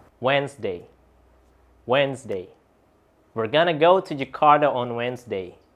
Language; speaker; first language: English; non-native, fluent; Indonesian